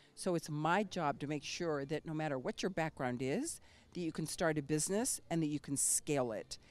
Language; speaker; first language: English; early bilingual, other home language; Spanish